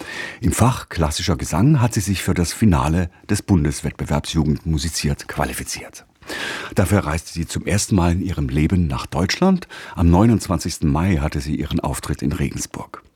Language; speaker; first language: German; native; German